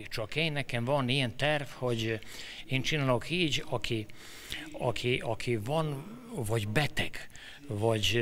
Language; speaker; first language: Hungarian; non-native, learner; Serbian